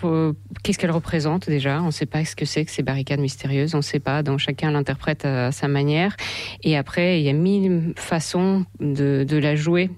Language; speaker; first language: French; non-native, fluent; Russian